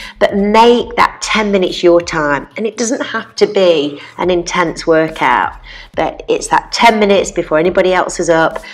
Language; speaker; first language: English; native; English